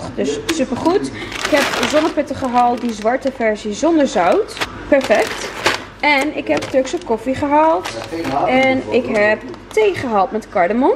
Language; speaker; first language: Dutch; native; Dutch